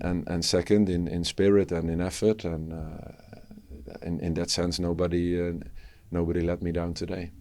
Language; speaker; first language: English; non-native, fluent; Dutch